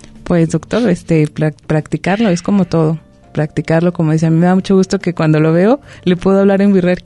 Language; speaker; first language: Spanish; non-native, local second language; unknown